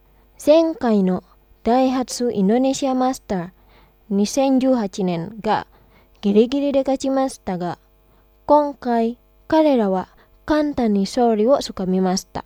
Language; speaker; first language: Japanese; non-native, fluent; Indonesian